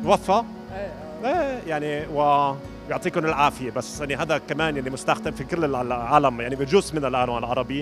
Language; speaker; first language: Arabic; non-native, fluent; German